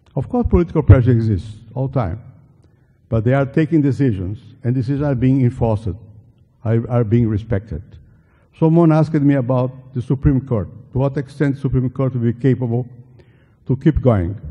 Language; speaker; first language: English; non-native, fluent; Portuguese